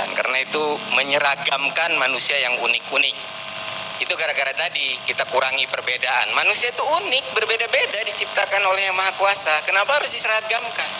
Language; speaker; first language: Indonesian; native; Indonesian